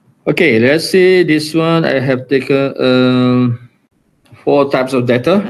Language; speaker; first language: English; non-native, local second language; Malay